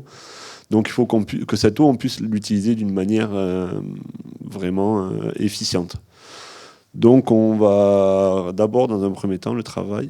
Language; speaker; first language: French; native; French